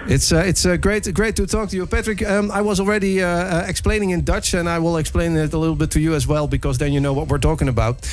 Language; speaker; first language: English; non-native, fluent; Dutch